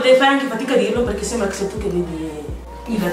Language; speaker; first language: Italian; early bilingual, other home language; English